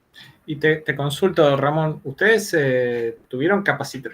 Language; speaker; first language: Spanish; native; Spanish